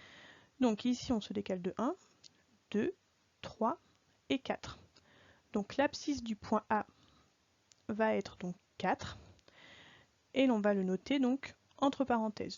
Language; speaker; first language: French; native; French